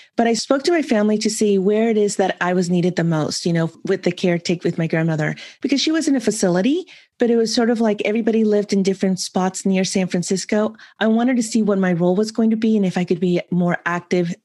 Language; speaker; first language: English; native; English